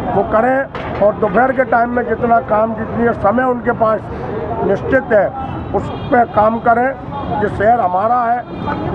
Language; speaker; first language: Hindi; native; Hindi